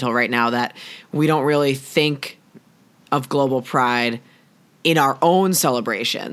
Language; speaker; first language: English; native; English